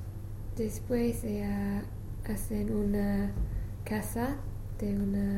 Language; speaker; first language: Spanish; non-native, learner; English